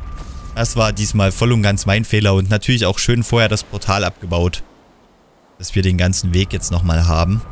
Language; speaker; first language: German; native; German